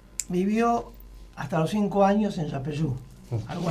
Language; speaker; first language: Spanish; native; Spanish